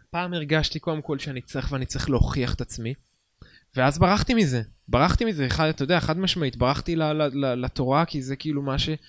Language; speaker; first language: Hebrew; native; Hebrew